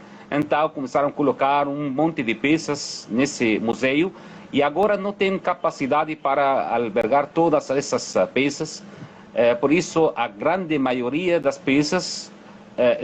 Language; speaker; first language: Portuguese; non-native, fluent; Arabic